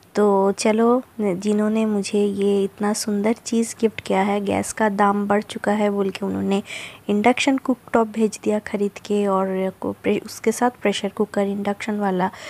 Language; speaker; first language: Hindi; non-native, local second language; Bangla